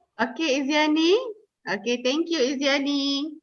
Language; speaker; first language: English; non-native, local second language; Malay